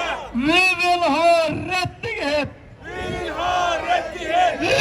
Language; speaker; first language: Swedish; non-native, learner; Uyghur